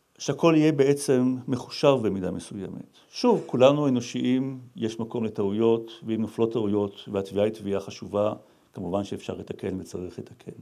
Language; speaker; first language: Hebrew; native; Hebrew